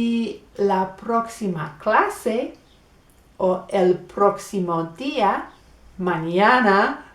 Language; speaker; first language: Spanish; non-native, fluent; English